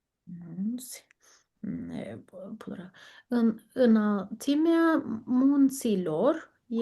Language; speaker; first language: Romanian; non-native, learner; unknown